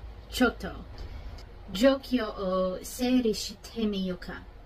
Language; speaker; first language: Japanese; non-native, learner; English